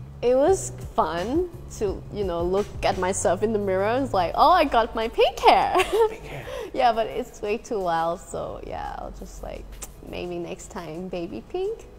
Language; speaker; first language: English; non-native, fluent; Thai